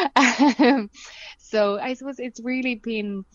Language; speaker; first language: English; native; English